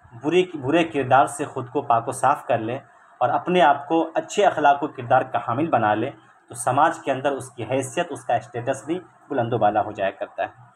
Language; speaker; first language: Urdu; native; Urdu